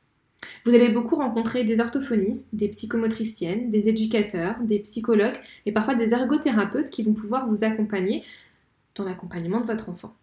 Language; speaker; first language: French; native; French